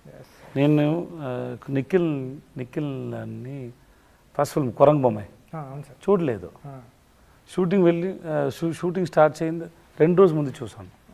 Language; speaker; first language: Telugu; non-native, learner; Tamil